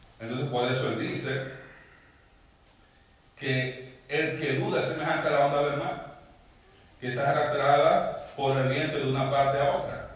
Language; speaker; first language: Spanish; native; Spanish